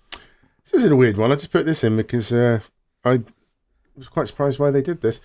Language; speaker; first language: English; native; English